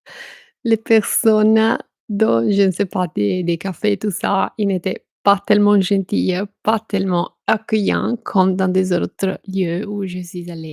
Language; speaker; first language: French; non-native, fluent; Italian